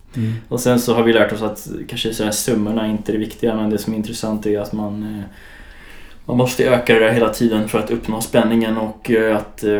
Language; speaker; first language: Swedish; native; Swedish